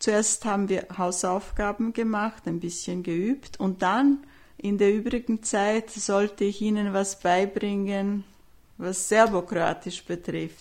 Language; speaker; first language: German; non-native, fluent; Serbian